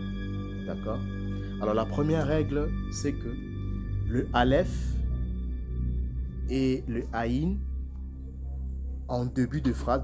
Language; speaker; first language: French; non-native, local second language; Kongo